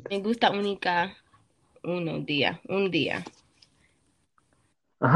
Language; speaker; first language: Spanish; non-native, learner; English